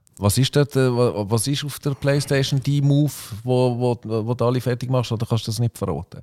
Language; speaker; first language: German; native; German